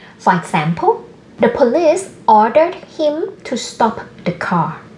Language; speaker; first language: English; non-native, fluent; Thai